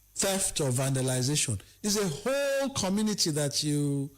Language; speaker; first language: English; non-native, local second language; Yoruba